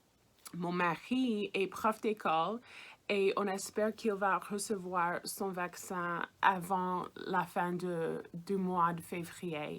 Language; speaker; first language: French; non-native, fluent; English